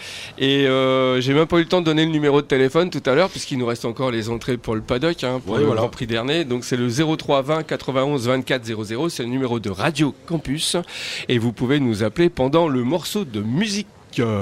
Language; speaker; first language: French; native; French